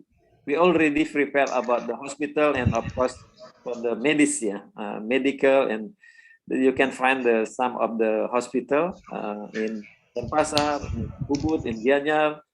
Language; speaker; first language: English; non-native, learner; Indonesian